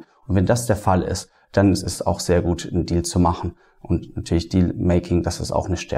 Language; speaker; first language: German; native; German